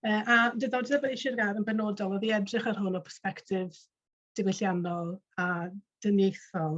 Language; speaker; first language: Welsh; native; Welsh